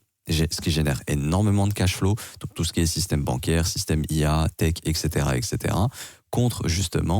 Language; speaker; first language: French; native; French